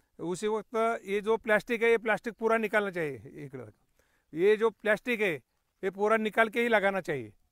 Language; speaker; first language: Hindi; non-native, local second language; Marathi